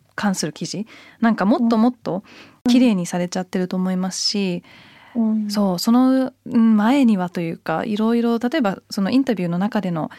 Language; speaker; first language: Japanese; early bilingual, heritage; Japanese